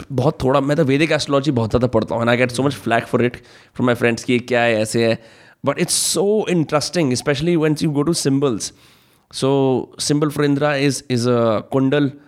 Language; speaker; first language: Hindi; native; Hindi